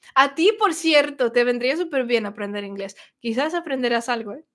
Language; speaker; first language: Spanish; non-native, fluent; Russian